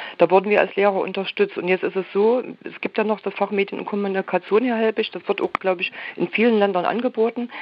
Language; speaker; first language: German; native; German